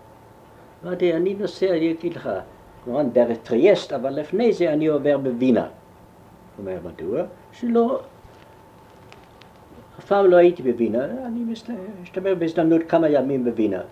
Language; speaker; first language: Hebrew; non-native, fluent; German